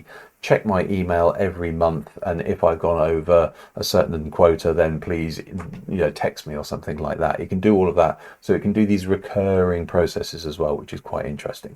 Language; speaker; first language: English; native; English